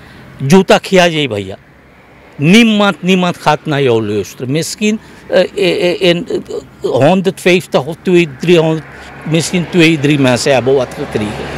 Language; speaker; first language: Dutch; non-native, local second language; Caribbean Hindustani